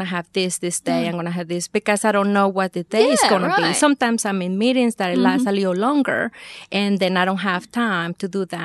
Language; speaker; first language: English; non-native, fluent; Spanish